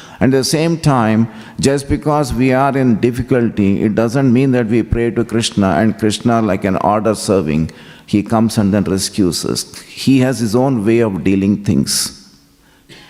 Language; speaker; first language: English; non-native, local second language; Telugu